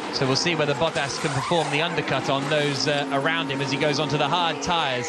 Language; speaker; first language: English; native; English